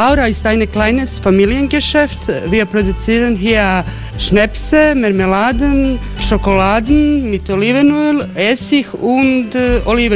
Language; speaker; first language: German; non-native, learner; Croatian